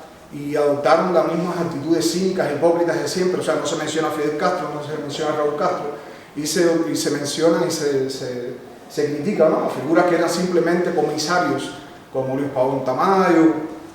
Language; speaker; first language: Spanish; native; Spanish